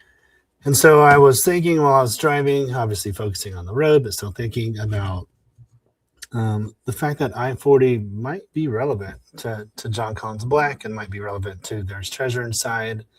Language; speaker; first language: English; native; English